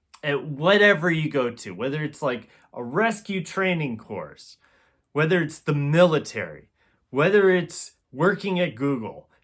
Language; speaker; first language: English; native; English